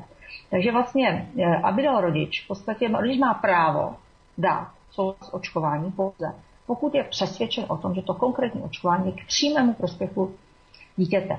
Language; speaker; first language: Czech; native; Czech